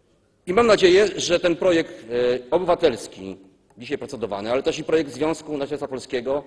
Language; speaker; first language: Polish; native; Polish